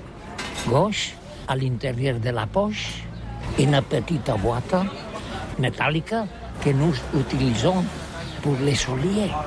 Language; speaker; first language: French; non-native, learner; Catalan